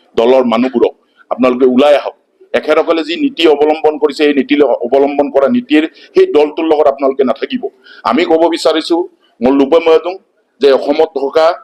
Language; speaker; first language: Assamese; non-native, local second language; Mising